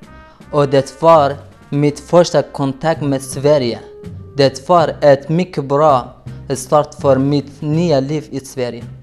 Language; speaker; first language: Swedish; non-native, learner; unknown